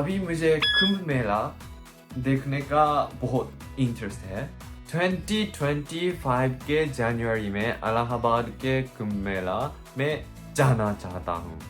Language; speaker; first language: Hindi; non-native, learner; Japanese